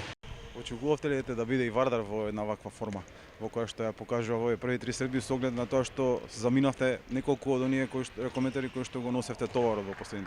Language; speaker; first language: Macedonian; native; Macedonian